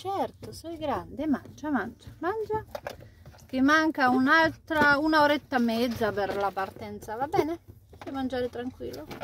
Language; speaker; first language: Italian; non-native, learner; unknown